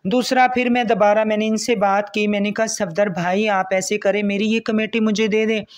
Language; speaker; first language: Urdu; non-native, local second language; Punjabi